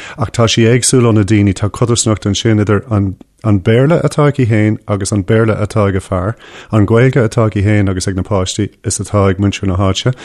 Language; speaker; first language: Irish; non-native, local second language; English